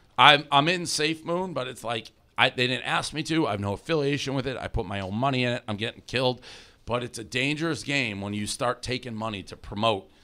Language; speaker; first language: English; native; English